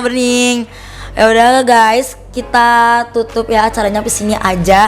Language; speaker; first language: Indonesian; native; Indonesian